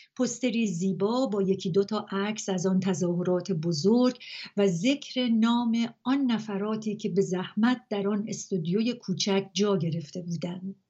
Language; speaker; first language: Persian; native; Persian